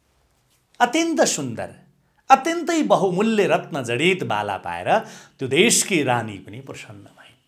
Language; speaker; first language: Nepali; native; Nepali